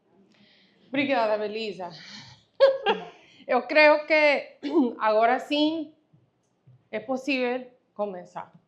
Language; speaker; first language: Portuguese; non-native, fluent; Spanish